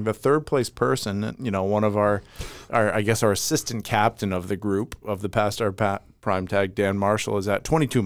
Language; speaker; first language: English; native; English